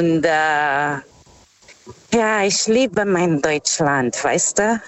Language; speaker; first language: German; non-native, fluent; Portuguese